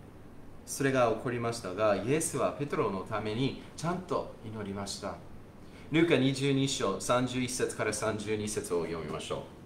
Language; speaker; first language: Japanese; non-native, fluent; English